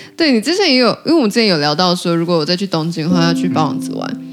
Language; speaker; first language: Chinese; non-native, fluent; Japanese